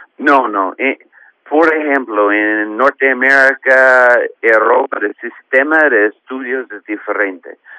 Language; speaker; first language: Spanish; non-native, fluent; English